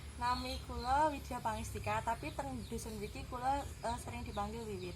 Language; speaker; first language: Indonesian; non-native, local second language; Javanese